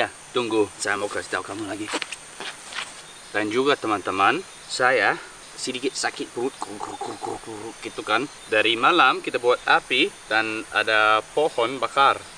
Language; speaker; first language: Indonesian; non-native, learner; English